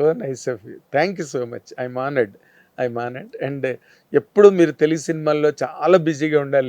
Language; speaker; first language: Telugu; native; Telugu